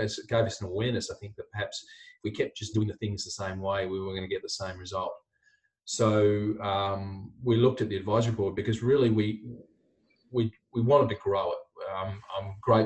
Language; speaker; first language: English; native; English